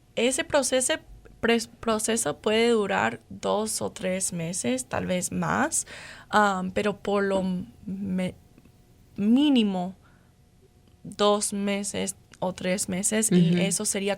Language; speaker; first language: Spanish; non-native, fluent; English